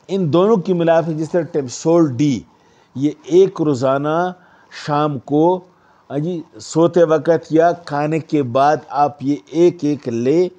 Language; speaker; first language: Urdu; non-native, local second language; Pashto